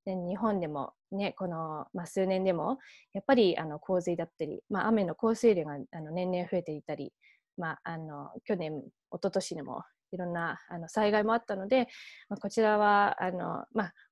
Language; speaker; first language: Japanese; early bilingual, heritage; Japanese